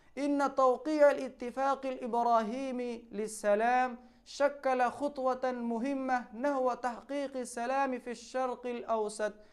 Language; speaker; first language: Arabic; non-native, fluent; Urdu